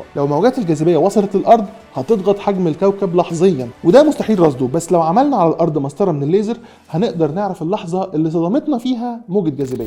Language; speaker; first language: Arabic; native; Arabic